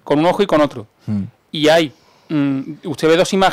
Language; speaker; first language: Spanish; native; Spanish